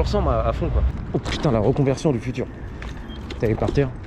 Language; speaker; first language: French; native; French